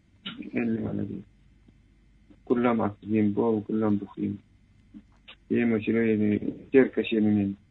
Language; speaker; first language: Hebrew; non-native, local second language; Arabic